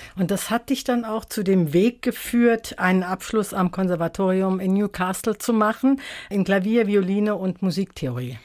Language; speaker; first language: German; native; German